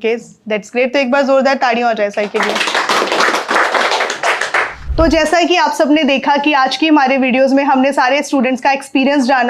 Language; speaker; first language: Hindi; native; Hindi